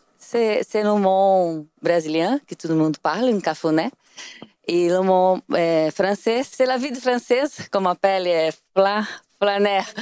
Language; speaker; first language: French; non-native, learner; Portuguese